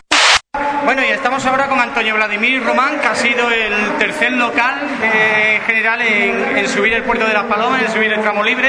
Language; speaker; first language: Spanish; native; Spanish